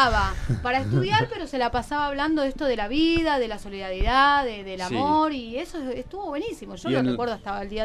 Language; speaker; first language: Spanish; native; Spanish